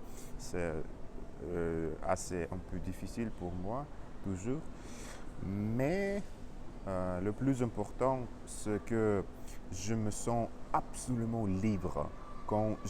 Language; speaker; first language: French; non-native, learner; Russian